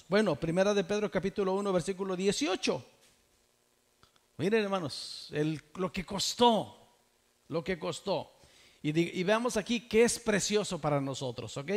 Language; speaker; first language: Spanish; native; Spanish